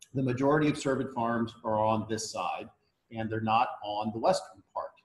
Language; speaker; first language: English; native; English